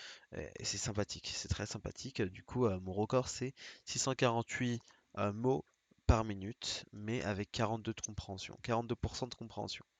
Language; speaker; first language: French; native; French